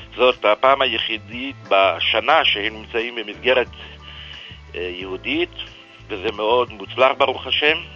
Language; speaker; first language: Hebrew; non-native, fluent; French